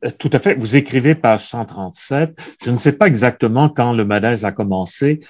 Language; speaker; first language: French; native; French